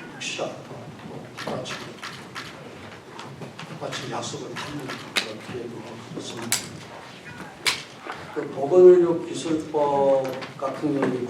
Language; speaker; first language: Korean; native; Korean